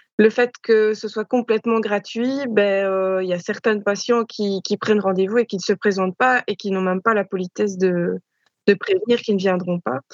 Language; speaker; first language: French; native; French